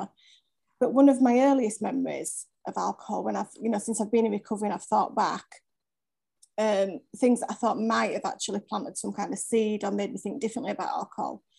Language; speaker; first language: English; native; English